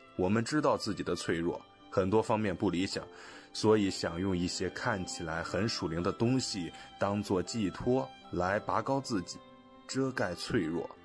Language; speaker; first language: Chinese; non-native, fluent; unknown